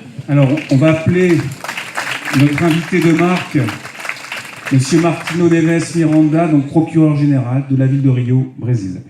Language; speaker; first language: French; native; French